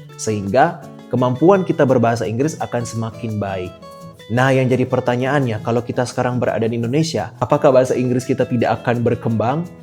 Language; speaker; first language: Indonesian; native; Indonesian